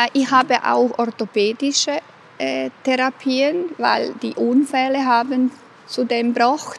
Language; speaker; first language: German; non-native, fluent; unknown